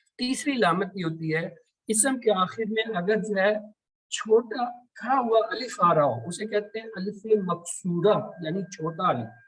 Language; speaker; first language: Urdu; native; Urdu